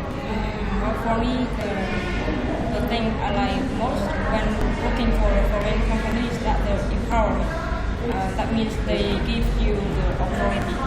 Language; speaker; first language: English; non-native, fluent; Vietnamese